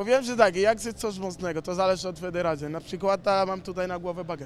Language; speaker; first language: Polish; non-native, learner; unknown